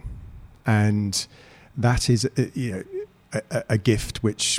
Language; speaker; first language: English; native; English